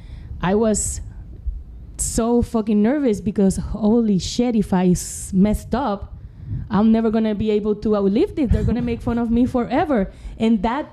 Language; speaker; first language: English; non-native, fluent; Spanish